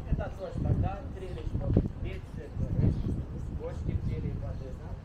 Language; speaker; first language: Russian; non-native, learner; Turkish